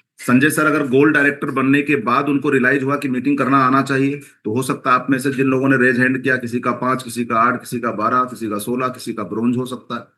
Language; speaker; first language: Hindi; native; Hindi